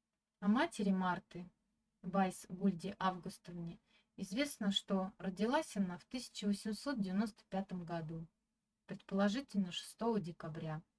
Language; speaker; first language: Russian; native; Russian